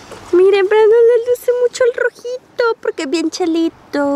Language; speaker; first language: Spanish; native; Spanish